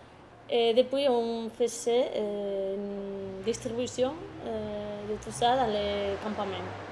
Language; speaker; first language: French; non-native, fluent; Spanish